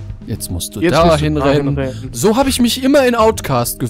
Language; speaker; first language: German; native; German